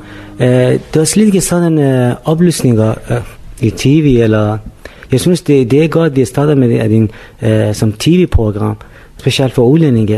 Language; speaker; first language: Danish; non-native, fluent; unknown